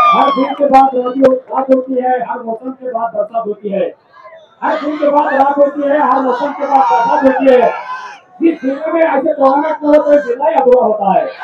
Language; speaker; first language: Hindi; non-native, local second language; Marathi